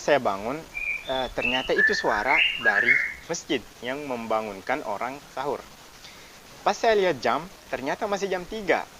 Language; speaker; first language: Indonesian; non-native, fluent; Arabic